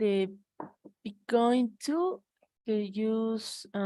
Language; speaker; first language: English; non-native, learner; Spanish